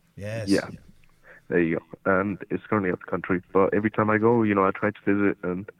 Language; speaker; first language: English; early bilingual, other home language; Portuguese